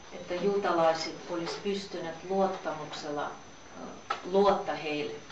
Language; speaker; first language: Finnish; non-native, learner; Russian